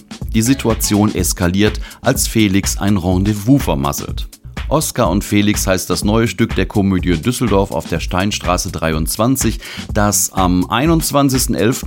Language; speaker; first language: German; native; German